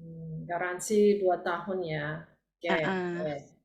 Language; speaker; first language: Indonesian; native; Indonesian